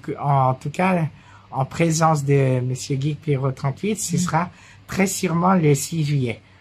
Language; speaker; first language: French; native; French